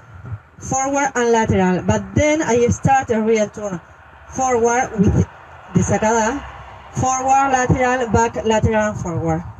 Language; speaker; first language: English; non-native, learner; French